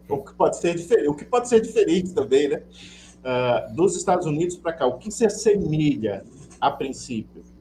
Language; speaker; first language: Portuguese; native; Portuguese